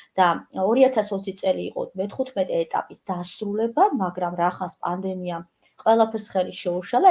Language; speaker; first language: Georgian; native; Georgian